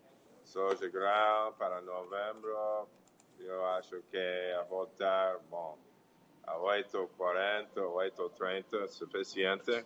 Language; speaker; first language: Portuguese; non-native, fluent; English